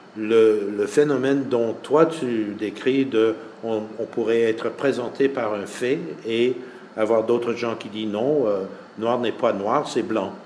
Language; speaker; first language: French; non-native, fluent; English